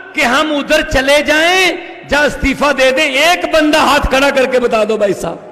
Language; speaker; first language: Hindi; native; Hindi